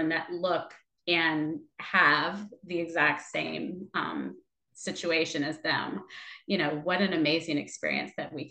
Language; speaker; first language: English; native; English